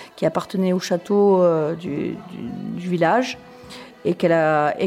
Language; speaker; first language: French; native; French